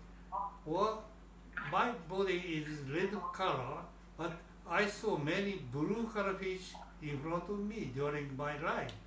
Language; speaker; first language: English; non-native, learner; Japanese